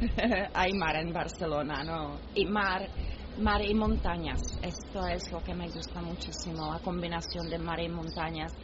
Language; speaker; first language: Spanish; non-native, fluent; Czech